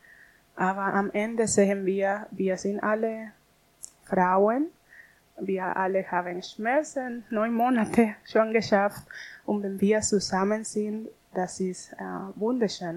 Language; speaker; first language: German; non-native, learner; Spanish